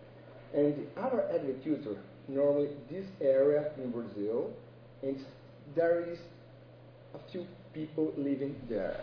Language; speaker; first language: English; non-native, learner; Portuguese